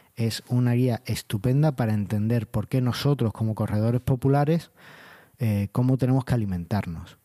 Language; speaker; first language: Spanish; native; Spanish